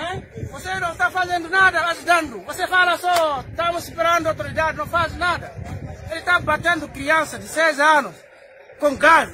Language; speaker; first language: Portuguese; non-native, learner; Haitian Creole